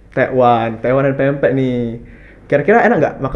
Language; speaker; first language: Indonesian; native; Indonesian